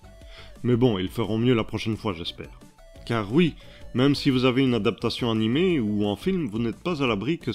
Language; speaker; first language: French; native; French